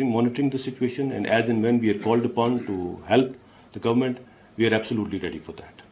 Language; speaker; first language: English; non-native, local second language; Urdu